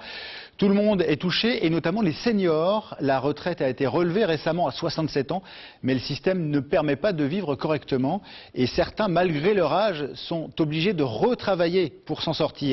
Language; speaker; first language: French; native; French